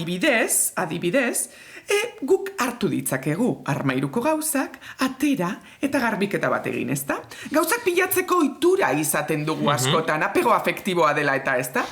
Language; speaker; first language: Basque; native; Basque